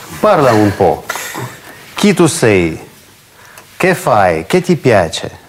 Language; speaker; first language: Italian; non-native, fluent; Russian